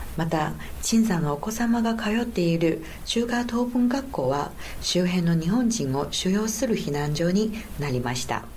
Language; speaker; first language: Japanese; non-native, fluent; Chinese